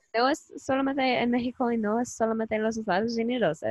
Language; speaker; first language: Spanish; non-native, learner; English